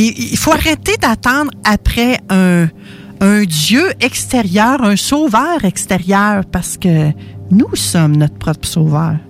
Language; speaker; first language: French; native; French